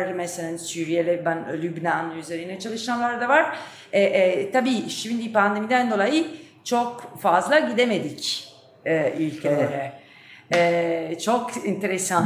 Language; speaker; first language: Turkish; non-native, fluent; Italian